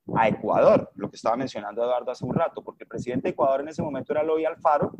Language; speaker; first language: Spanish; native; Spanish